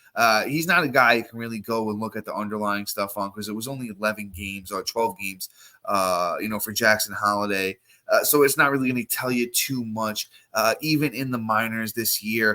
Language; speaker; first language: English; native; English